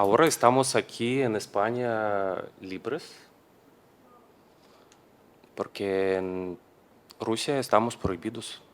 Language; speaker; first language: Spanish; non-native, learner; Russian